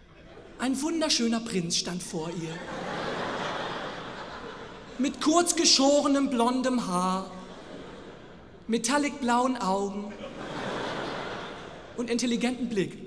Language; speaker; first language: German; native; German